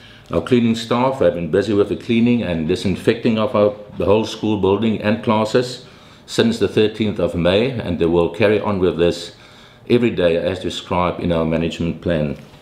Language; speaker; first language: English; non-native, local second language; Afrikaans